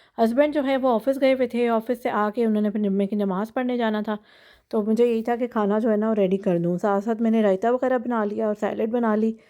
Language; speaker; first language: Urdu; native; Urdu